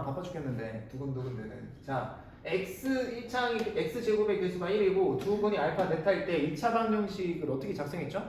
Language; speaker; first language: Korean; native; Korean